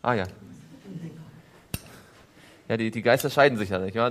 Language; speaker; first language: German; native; German